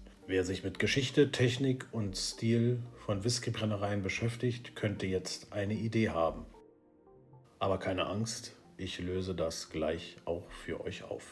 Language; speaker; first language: German; native; German